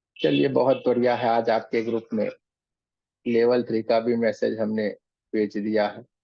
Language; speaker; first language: Hindi; non-native, local second language; Gujarati